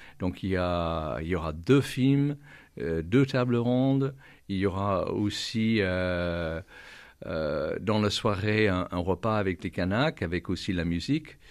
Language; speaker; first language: French; non-native, fluent; English